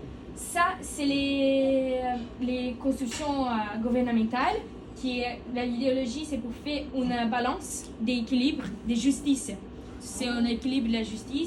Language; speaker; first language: French; non-native, learner; Portuguese